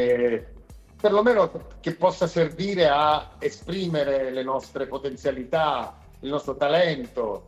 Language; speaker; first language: Italian; native; Italian